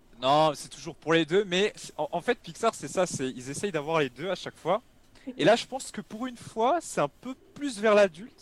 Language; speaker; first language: French; native; French